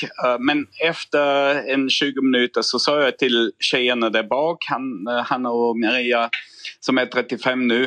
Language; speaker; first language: Swedish; non-native, fluent; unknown